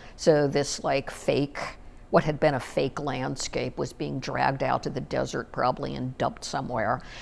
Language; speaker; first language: English; native; English